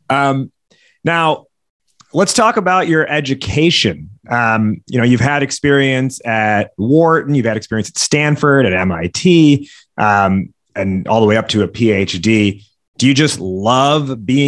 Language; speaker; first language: English; native; English